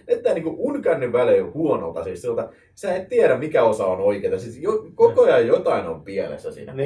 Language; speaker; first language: Finnish; native; Finnish